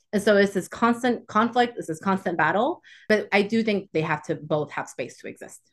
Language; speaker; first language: English; early bilingual, other home language; Chinese